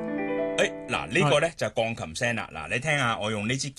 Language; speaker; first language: Cantonese; native; Cantonese